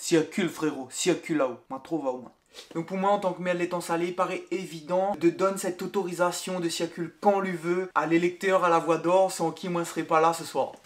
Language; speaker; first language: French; non-native, local second language; Réunion Creole French